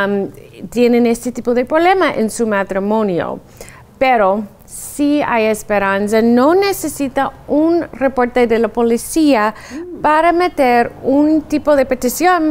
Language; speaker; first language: Spanish; non-native, fluent; English